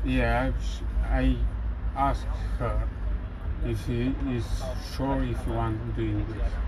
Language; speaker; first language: English; non-native, learner; Romanian